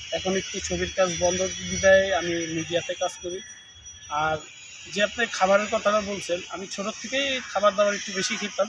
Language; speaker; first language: Bangla; native; Bangla